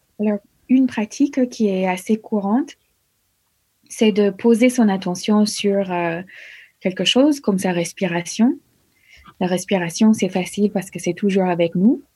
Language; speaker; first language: French; non-native, fluent; English